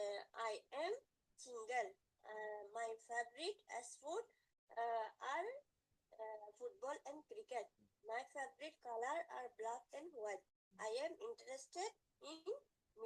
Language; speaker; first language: English; non-native, learner; Bangla